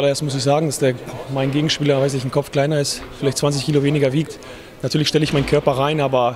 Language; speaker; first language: German; native; German